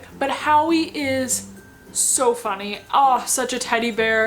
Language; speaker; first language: English; native; English